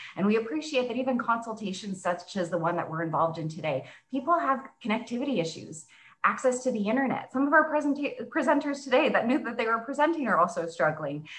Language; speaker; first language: English; native; English